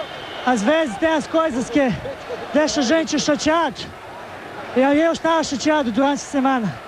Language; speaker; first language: Portuguese; non-native, fluent; Serbian